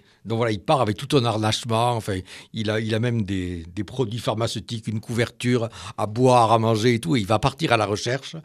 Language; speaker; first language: French; native; French